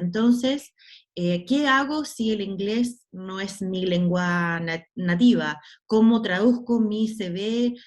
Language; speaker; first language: Spanish; non-native, fluent; English